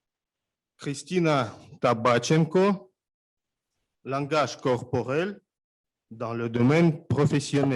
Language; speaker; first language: French; non-native, fluent; Russian